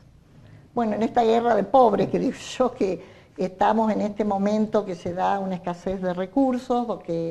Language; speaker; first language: Spanish; native; Spanish